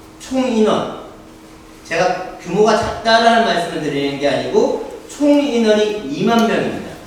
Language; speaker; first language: Korean; native; Korean